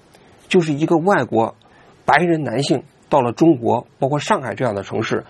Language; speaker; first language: Chinese; native; Chinese